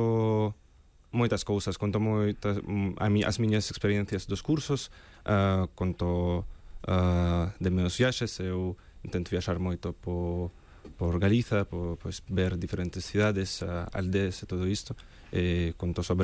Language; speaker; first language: Galician; non-native, fluent; Russian